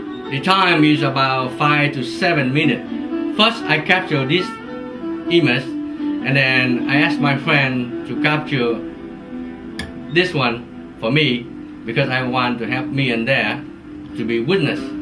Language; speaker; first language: English; non-native, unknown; Vietnamese